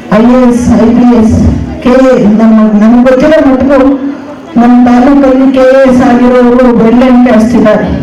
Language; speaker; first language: Kannada; non-native, local second language; Telugu